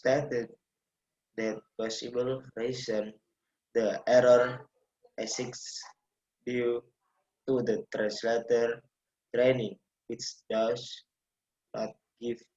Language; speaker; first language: English; non-native, learner; Indonesian